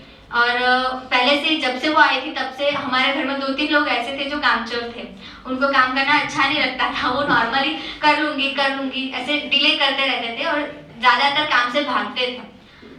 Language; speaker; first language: Hindi; native; Hindi